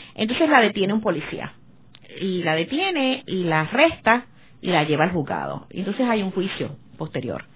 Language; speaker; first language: Spanish; native; Spanish